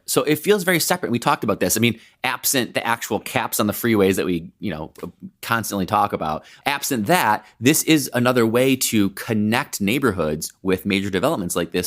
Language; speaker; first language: English; native; English